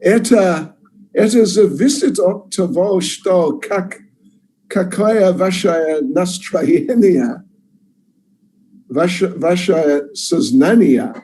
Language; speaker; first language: Russian; non-native, learner; English